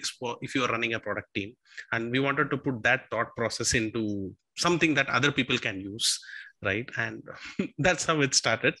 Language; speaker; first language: English; non-native, local second language; Tamil